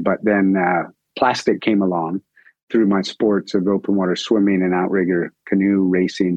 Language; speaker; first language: English; native; English